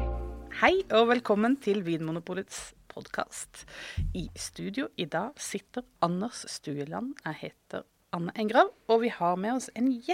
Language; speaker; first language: Norwegian; native; Norwegian